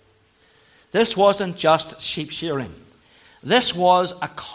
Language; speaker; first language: English; native; English